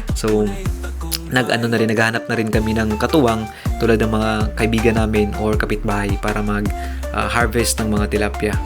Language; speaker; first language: Filipino; non-native, local second language; Hiligaynon